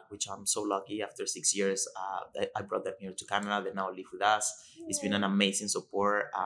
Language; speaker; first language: English; non-native, fluent; Spanish